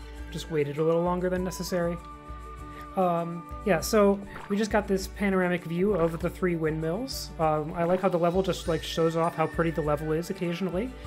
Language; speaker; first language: English; native; English